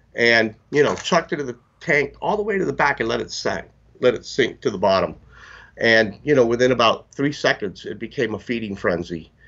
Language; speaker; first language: English; native; English